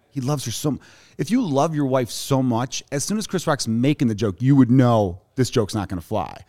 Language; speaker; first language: English; native; English